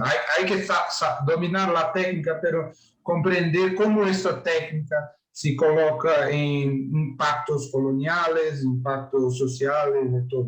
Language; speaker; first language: Spanish; non-native, learner; Portuguese